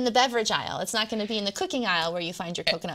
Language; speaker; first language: English; native; English